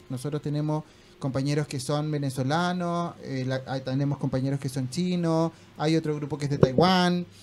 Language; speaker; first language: Spanish; native; Spanish